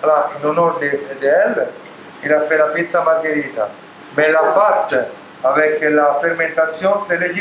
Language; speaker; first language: French; non-native, learner; Italian